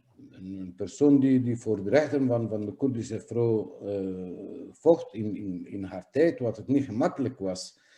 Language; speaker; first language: Dutch; non-native, fluent; Kurdish